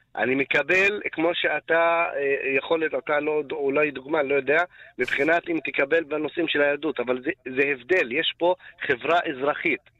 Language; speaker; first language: Hebrew; non-native, local second language; Arabic